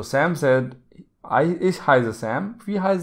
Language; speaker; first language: German; non-native, fluent; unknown